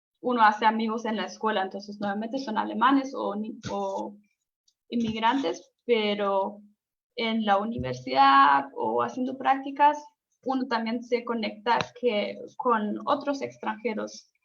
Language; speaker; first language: Spanish; non-native, fluent; German